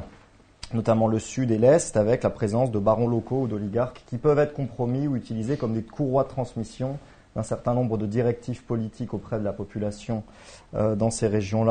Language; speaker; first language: French; native; French